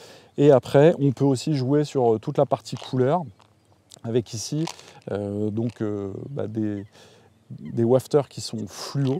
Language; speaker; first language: French; native; French